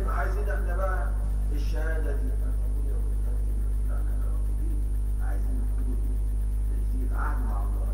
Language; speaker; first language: Arabic; native; Arabic